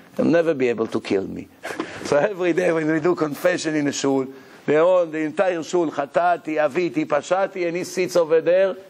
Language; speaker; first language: English; non-native, fluent; Hebrew